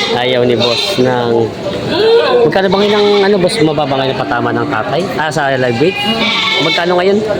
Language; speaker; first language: Filipino; native; Filipino